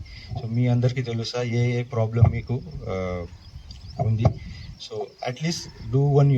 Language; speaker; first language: Telugu; non-native, learner; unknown